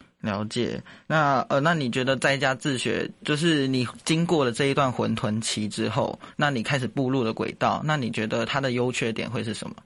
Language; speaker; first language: Chinese; native; Chinese